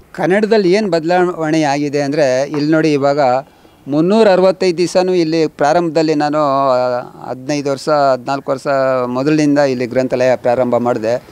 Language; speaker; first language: Kannada; non-native, local second language; Urdu